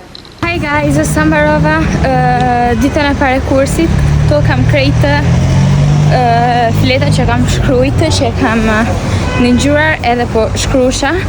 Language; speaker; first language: Albanian; early bilingual, heritage; Albanian